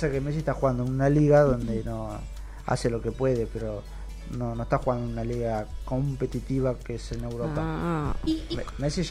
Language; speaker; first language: Spanish; native; Spanish